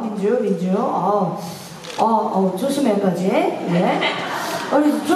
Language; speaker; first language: Korean; native; Korean